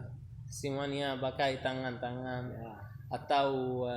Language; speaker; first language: Indonesian; non-native, learner; Arabic